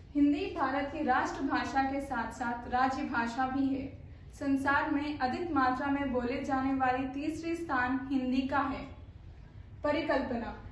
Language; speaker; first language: Hindi; native; Hindi